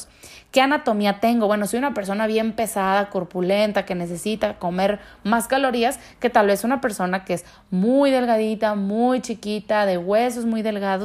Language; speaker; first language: Spanish; native; Spanish